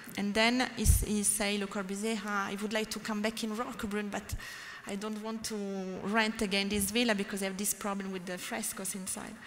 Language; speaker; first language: English; non-native, learner; French